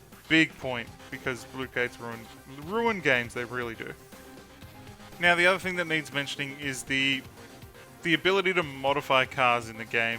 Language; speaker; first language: English; native; English